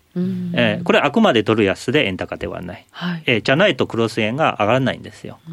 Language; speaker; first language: Japanese; non-native, fluent; Chinese